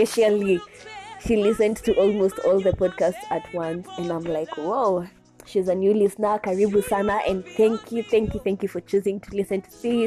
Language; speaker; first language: English; non-native, local second language; Swahili